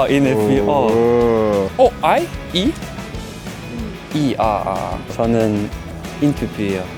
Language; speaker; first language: Korean; non-native, learner; French